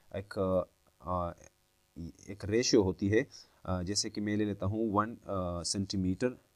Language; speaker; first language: Hindi; native; Hindi